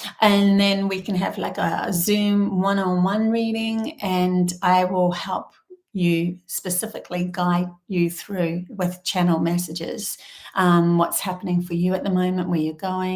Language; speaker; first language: English; native; English